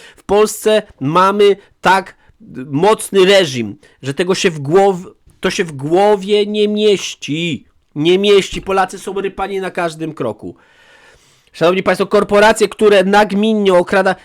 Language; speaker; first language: Polish; native; Polish